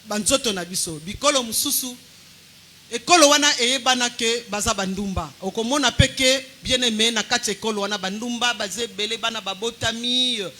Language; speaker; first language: Lingala; non-native, local second language; Kongo